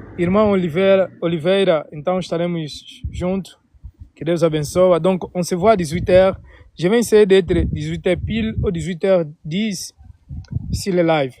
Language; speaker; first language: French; non-native, fluent; Portuguese